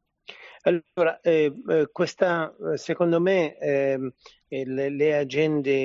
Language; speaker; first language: Italian; non-native, fluent; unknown